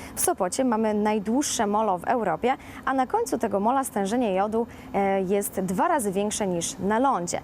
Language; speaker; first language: Polish; native; Polish